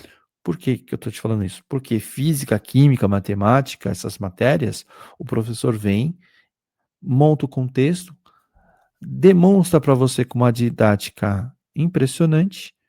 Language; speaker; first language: Portuguese; native; Portuguese